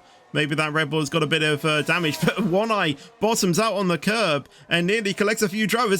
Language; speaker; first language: English; native; English